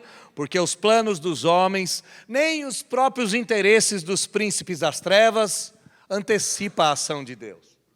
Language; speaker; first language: Portuguese; native; Portuguese